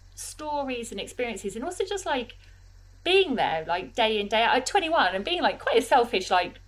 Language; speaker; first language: English; native; English